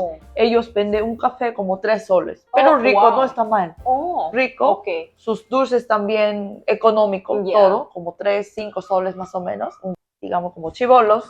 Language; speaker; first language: Spanish; non-native, learner; Korean